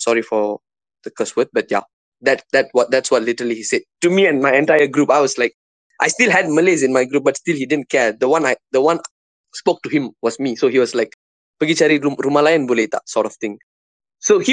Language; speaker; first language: English; non-native, local second language; Tamil